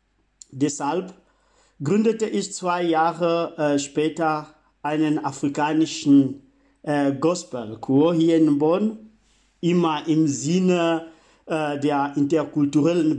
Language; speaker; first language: German; non-native, fluent; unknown